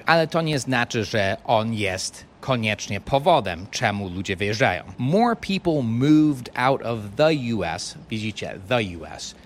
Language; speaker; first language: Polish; non-native, fluent; English